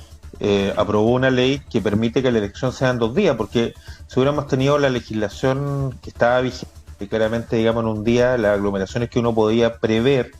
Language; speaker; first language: Spanish; native; Spanish